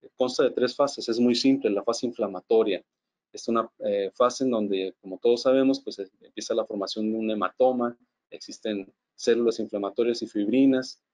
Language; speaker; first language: Spanish; native; Spanish